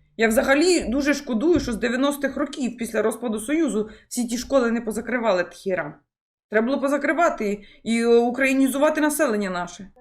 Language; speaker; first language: Ukrainian; native; Ukrainian